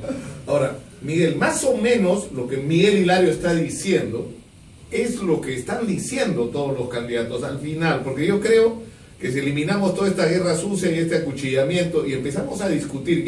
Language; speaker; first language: Spanish; native; Spanish